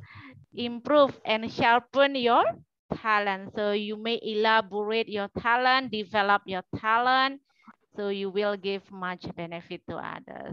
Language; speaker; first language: English; non-native, learner; Indonesian